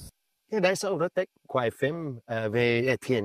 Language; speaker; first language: Vietnamese; non-native, learner; English